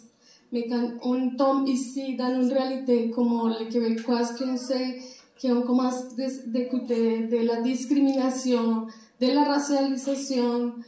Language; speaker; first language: French; non-native, learner; Spanish